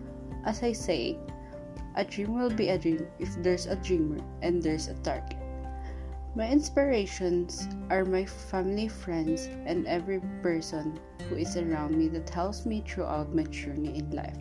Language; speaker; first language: English; non-native, local second language; Filipino